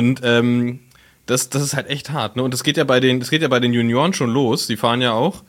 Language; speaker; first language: German; native; German